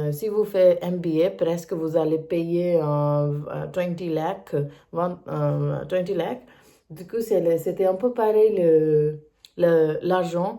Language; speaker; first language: French; non-native, learner; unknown